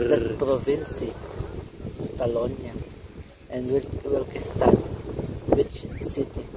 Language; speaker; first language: English; non-native, learner; Filipino